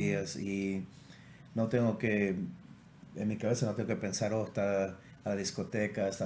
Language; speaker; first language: Spanish; native; Spanish